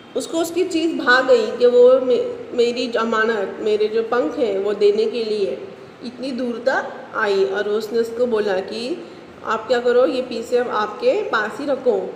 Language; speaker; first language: Hindi; non-native, local second language; Marathi